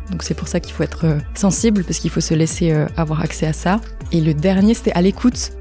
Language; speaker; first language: French; native; French